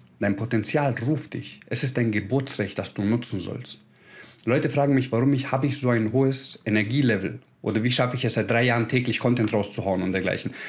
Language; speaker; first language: German; early bilingual, other home language; Croatian